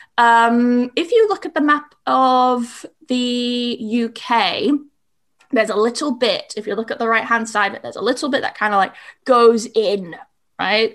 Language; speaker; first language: English; native; English